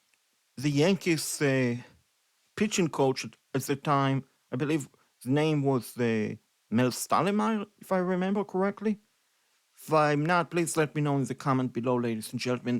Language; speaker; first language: English; non-native, fluent; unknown